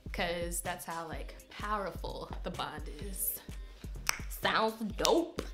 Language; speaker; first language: English; native; English